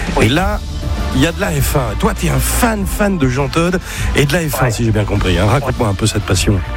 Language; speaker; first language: French; native; French